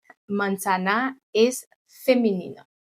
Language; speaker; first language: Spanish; non-native, fluent; Haitian Creole